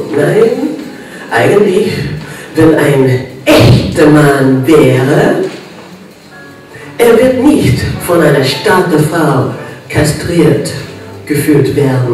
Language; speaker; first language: German; non-native, fluent; English